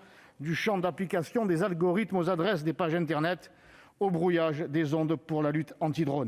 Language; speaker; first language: French; native; French